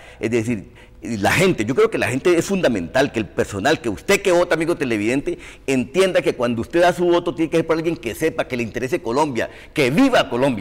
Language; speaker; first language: Spanish; native; Spanish